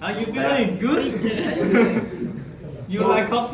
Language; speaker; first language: English; non-native, learner; Vietnamese